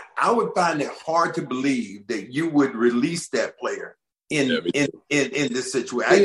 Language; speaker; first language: English; native; English